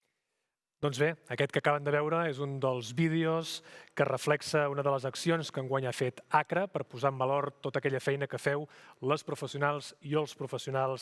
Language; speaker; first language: Catalan; native; Catalan